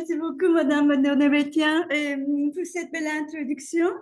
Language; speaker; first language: French; non-native, fluent; Turkish